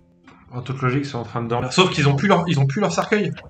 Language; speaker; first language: French; native; French